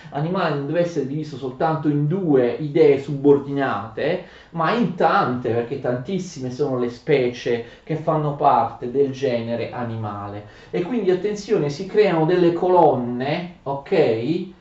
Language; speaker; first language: Italian; native; Italian